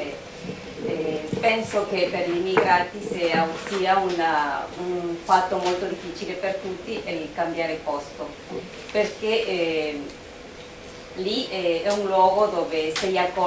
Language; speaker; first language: Italian; non-native, fluent; Spanish